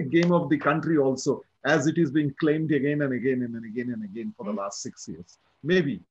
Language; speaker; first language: English; non-native, local second language; Bangla